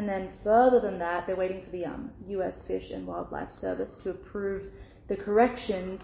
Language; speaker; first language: English; native; English